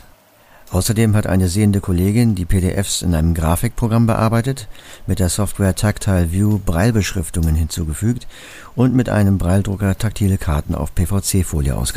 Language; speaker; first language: German; native; German